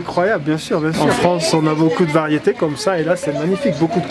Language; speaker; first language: French; native; French